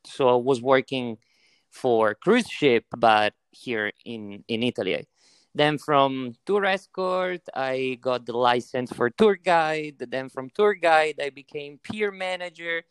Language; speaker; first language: English; non-native, fluent; Italian